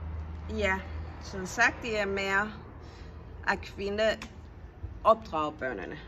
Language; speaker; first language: Danish; non-native, fluent; Spanish